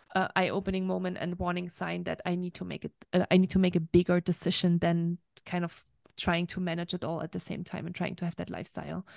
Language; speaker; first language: English; non-native, fluent; German